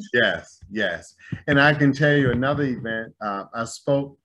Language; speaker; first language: English; native; English